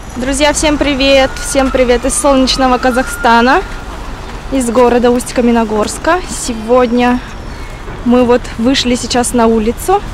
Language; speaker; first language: Russian; native; Russian